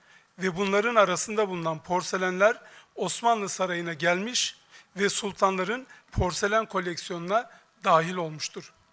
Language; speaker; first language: Turkish; native; Turkish